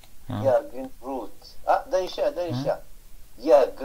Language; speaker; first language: Chinese; non-native, learner; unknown